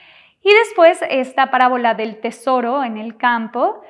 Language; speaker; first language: Spanish; native; Spanish